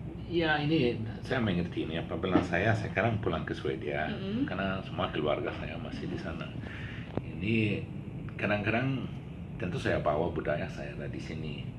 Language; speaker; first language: Indonesian; non-native, learner; Swedish